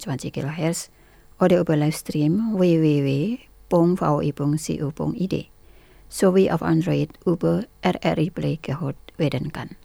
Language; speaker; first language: German; non-native, fluent; Indonesian